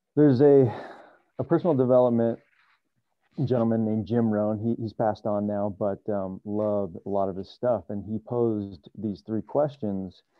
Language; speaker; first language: English; native; English